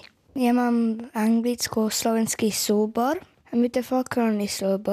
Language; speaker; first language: Slovak; early bilingual, heritage; Slovak